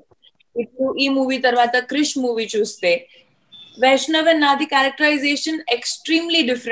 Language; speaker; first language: Telugu; non-native, fluent; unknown